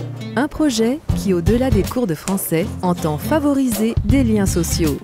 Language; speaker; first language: French; native; French